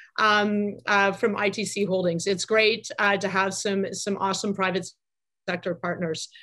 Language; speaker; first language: English; native; English